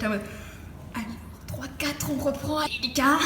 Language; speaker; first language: French; native; French